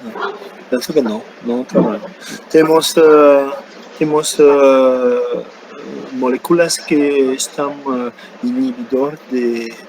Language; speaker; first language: Portuguese; non-native, learner; French